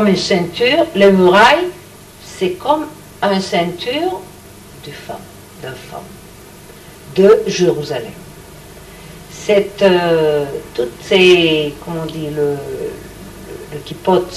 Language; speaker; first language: French; non-native, learner; Hebrew